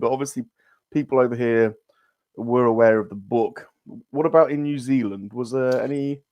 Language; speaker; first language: English; native; English